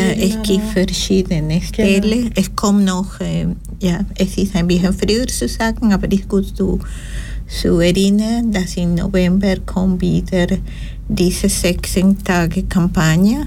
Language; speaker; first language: German; non-native, fluent; Spanish